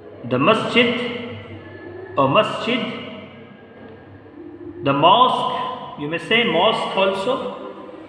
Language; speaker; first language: English; non-native, local second language; Urdu